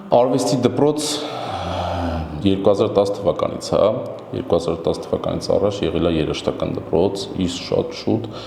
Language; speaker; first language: Armenian; native; Armenian